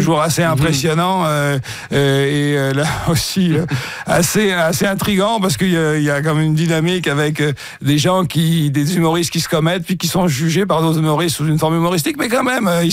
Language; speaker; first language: French; native; French